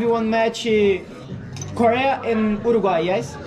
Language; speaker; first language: English; non-native, learner; Portuguese